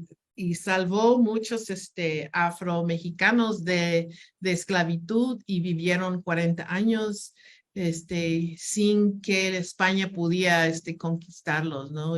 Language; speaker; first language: Spanish; non-native, fluent; English